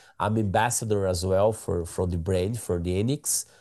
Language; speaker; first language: English; non-native, learner; Portuguese